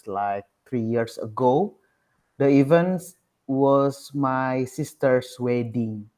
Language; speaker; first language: English; non-native, learner; Indonesian